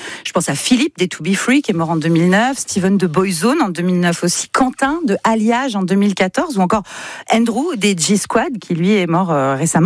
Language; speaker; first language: French; native; French